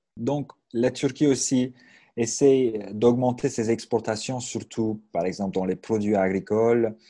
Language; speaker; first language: French; non-native, fluent; Turkish